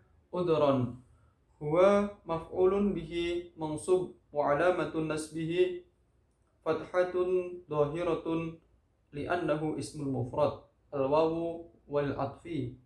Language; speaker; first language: Arabic; non-native, learner; Indonesian